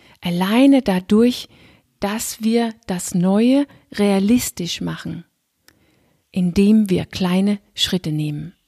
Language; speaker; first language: German; non-native, fluent; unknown